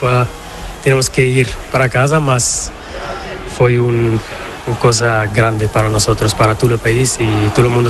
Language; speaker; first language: Spanish; non-native, learner; Portuguese